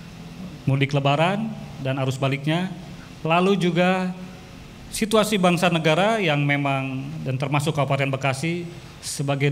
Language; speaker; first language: Indonesian; native; Indonesian